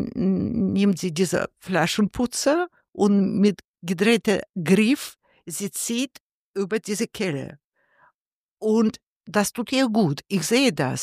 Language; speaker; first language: German; non-native, learner; Russian